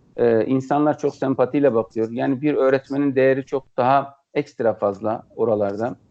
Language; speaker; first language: Turkish; native; Turkish